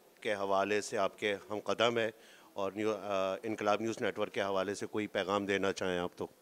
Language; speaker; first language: Urdu; native; Urdu